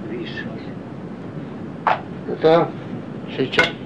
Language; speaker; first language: Russian; non-native, learner; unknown